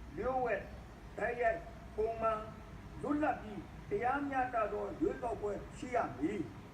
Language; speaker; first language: Burmese; non-native, local second language; Shan